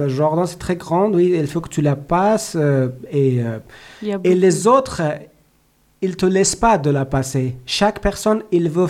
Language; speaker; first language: French; non-native, learner; Persian